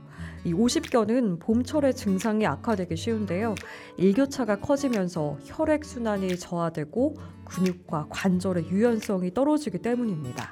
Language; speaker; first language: Korean; native; Korean